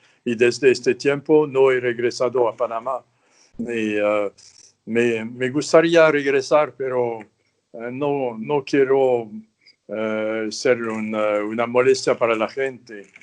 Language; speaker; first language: Spanish; non-native, fluent; French